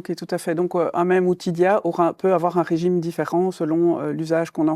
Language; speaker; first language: French; native; French